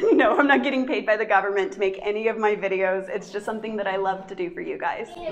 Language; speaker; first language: English; native; English